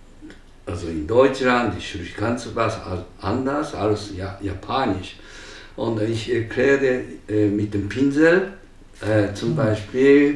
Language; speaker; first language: German; non-native, fluent; Japanese